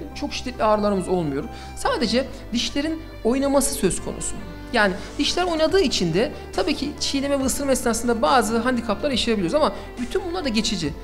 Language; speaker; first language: Turkish; early bilingual, heritage; Turkish